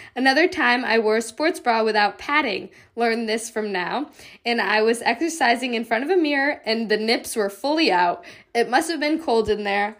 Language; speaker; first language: English; native; English